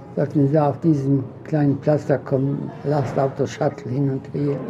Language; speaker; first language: German; non-native, fluent; Polish